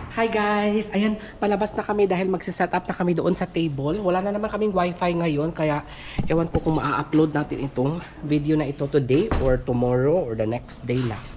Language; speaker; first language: Filipino; non-native, local second language; Cebuano